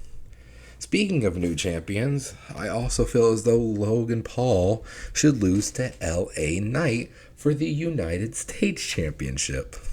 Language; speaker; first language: English; native; English